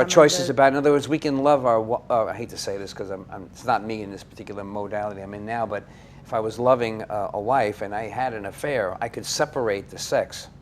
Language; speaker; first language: English; native; English